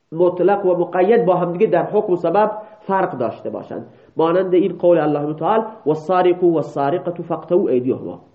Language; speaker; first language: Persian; non-native, local second language; Baluchi